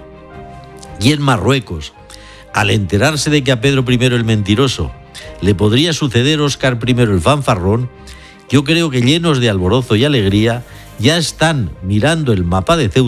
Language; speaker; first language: Spanish; native; Spanish